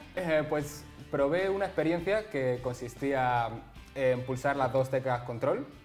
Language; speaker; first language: Spanish; native; Spanish